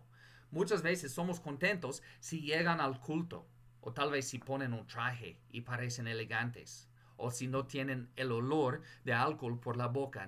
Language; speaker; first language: Spanish; non-native, fluent; English